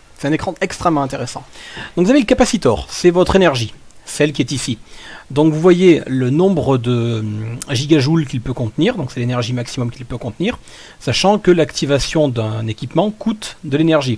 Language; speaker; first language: French; native; French